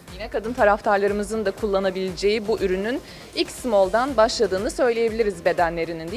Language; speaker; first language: Turkish; native; Turkish